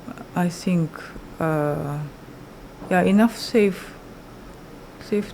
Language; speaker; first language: English; non-native, learner; Japanese